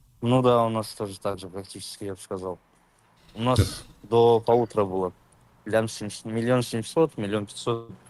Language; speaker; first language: Russian; non-native, local second language; Avaric